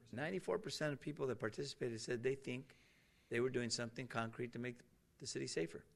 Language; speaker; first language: English; native; English